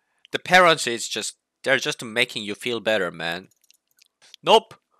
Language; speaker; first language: English; non-native, fluent; Korean